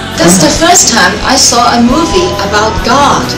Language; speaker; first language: English; non-native, fluent; Chinese